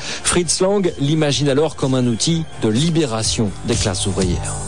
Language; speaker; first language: French; native; French